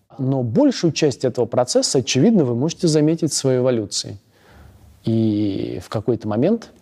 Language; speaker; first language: Russian; native; Russian